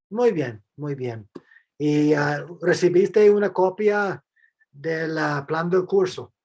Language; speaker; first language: Spanish; non-native, fluent; English